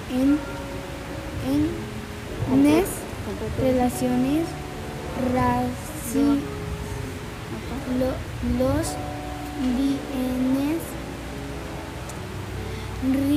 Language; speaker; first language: Spanish; non-native, learner; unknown